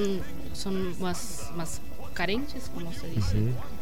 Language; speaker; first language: Spanish; non-native, learner; Portuguese